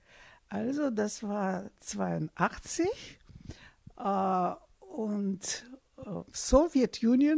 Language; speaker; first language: German; non-native, fluent; Russian